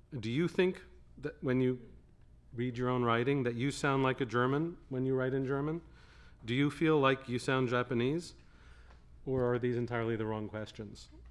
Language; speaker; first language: English; native; English